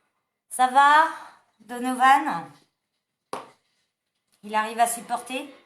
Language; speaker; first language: French; native; French